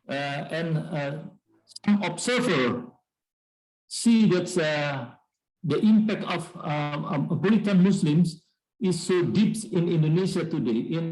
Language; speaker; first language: English; non-native, learner; Indonesian